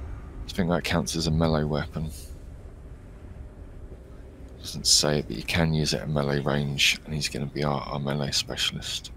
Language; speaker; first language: English; native; English